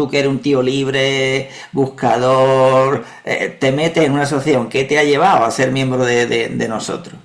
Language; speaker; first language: Spanish; native; Spanish